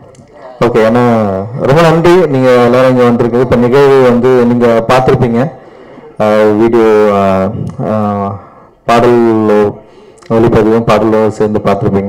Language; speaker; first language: Tamil; native; Tamil